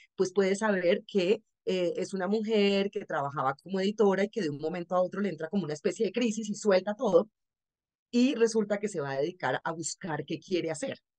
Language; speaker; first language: Spanish; native; Spanish